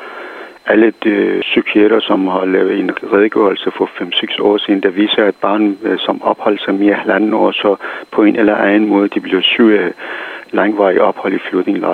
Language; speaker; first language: Danish; non-native, fluent; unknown